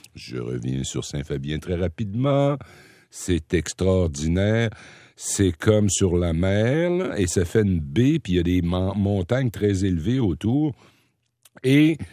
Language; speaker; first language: French; native; French